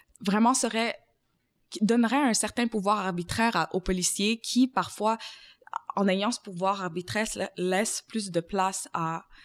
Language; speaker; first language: French; native; French